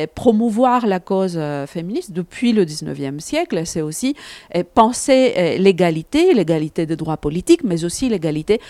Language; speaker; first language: French; non-native, fluent; Greek